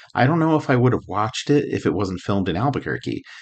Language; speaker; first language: English; native; English